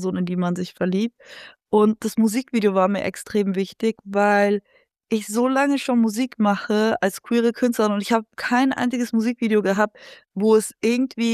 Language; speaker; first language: German; native; German